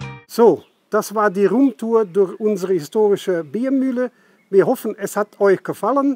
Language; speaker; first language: German; non-native, fluent; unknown